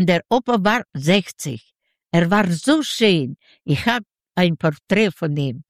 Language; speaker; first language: German; non-native, learner; Yiddish